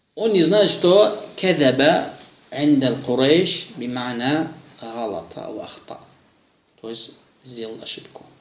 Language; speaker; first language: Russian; non-native, local second language; Azerbaijani